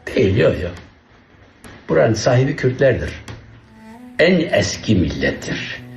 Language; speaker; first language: Turkish; non-native, local second language; Kurdish